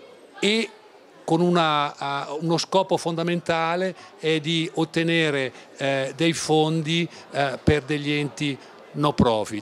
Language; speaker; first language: Italian; native; Italian